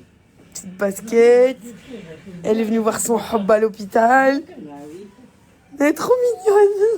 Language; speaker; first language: French; native; French